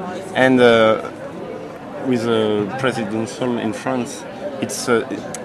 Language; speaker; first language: English; non-native, learner; French